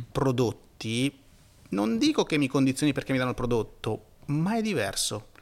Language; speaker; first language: Italian; native; Italian